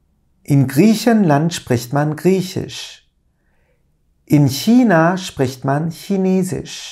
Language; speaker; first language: German; non-native, fluent; Turkish